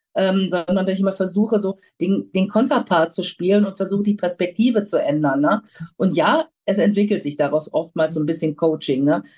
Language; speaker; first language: German; native; German